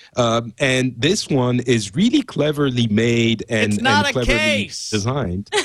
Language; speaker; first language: English; non-native, fluent; French